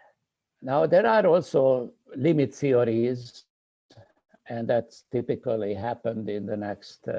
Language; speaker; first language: English; non-native, fluent; Hungarian